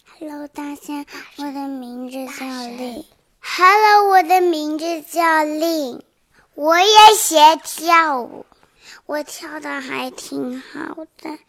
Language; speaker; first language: Chinese; early bilingual, heritage; Chinese